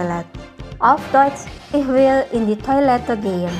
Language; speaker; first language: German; non-native, fluent; Indonesian